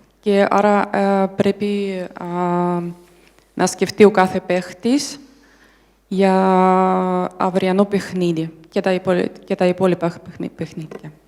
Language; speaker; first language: Greek; non-native, learner; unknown